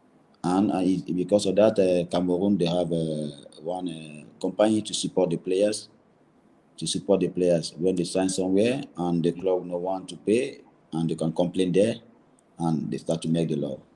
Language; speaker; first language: English; non-native, learner; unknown